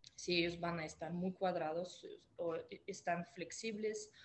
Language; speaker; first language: Spanish; non-native, fluent; Russian